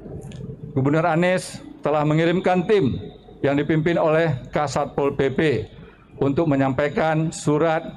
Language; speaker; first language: Indonesian; native; Indonesian